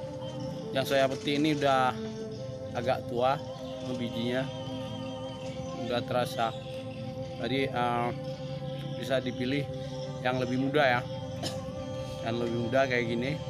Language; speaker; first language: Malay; non-native, local second language; Achinese